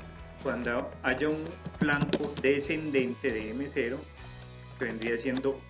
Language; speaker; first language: Spanish; native; Spanish